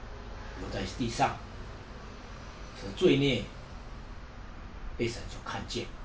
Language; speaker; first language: Chinese; native; Chinese